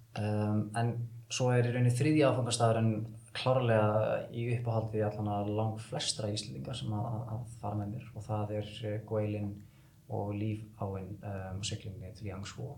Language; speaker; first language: Icelandic; early bilingual, heritage; Icelandic